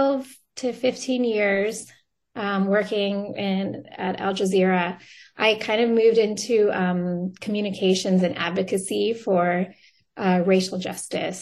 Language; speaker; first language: English; native; English